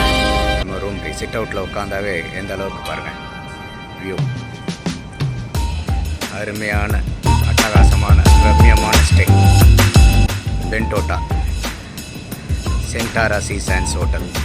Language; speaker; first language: Tamil; native; Tamil